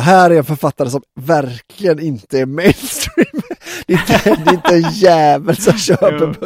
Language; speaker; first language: Swedish; native; Swedish